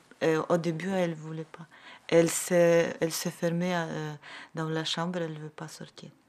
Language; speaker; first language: French; non-native, learner; Ukrainian